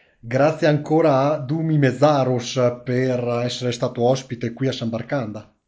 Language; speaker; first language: Italian; native; Italian